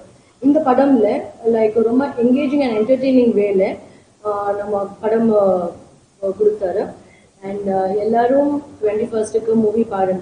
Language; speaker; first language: Tamil; non-native, learner; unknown